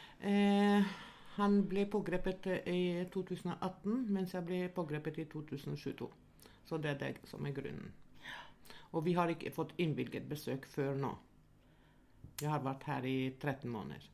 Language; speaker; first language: Norwegian; non-native, fluent; Albanian